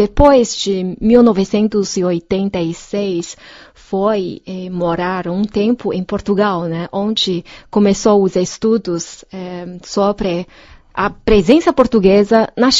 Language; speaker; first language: Portuguese; non-native, fluent; Chinese